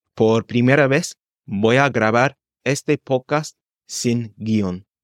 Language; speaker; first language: Spanish; non-native, fluent; English